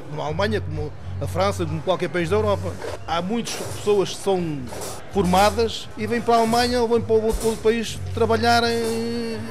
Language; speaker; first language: Portuguese; native; Portuguese